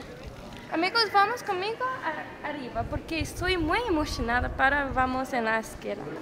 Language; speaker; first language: Spanish; non-native, learner; English